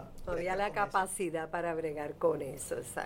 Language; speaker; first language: Spanish; native; Spanish